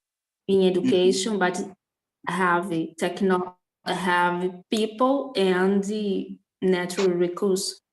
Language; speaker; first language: English; non-native, learner; Portuguese